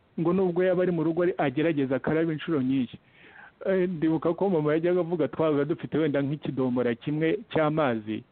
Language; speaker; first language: Kinyarwanda; early bilingual, heritage; Kinyarwanda